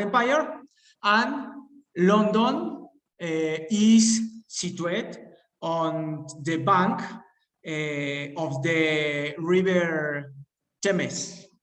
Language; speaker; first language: English; non-native, learner; Spanish